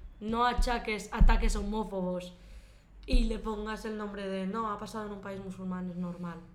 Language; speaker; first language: Spanish; early bilingual, other home language; Arabic